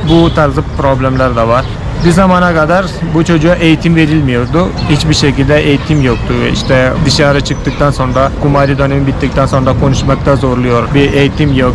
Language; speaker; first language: Turkish; non-native, fluent; Hindi